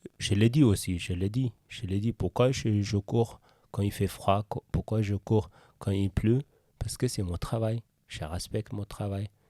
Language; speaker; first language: French; non-native, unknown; Tigrinya